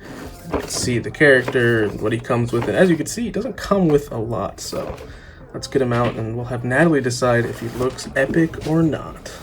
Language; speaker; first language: English; native; English